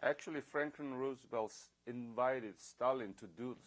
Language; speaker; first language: English; non-native, fluent; Korean